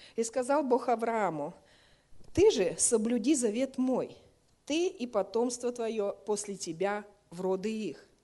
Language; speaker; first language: Russian; native; Russian